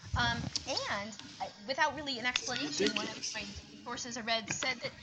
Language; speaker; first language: English; native; English